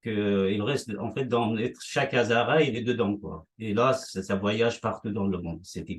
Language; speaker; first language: French; non-native, fluent; Persian